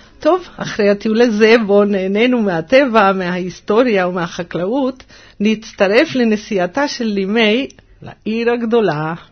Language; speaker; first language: Hebrew; non-native, fluent; Spanish